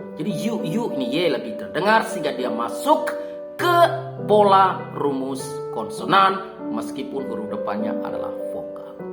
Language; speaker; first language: Indonesian; native; Indonesian